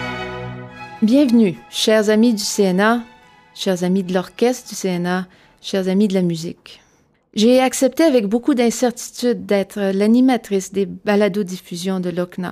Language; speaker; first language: French; native; French